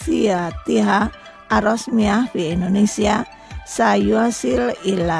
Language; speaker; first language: Arabic; non-native, fluent; Indonesian